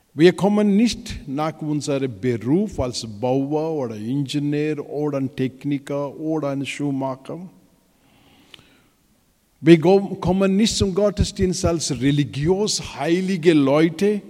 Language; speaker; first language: German; non-native, fluent; Telugu